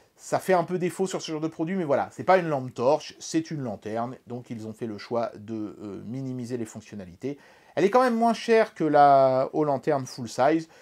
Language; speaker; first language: French; native; French